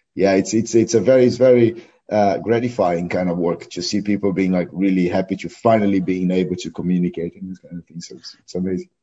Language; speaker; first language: English; non-native, fluent; Portuguese